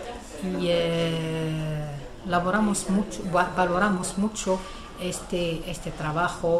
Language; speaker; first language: Spanish; non-native, fluent; Arabic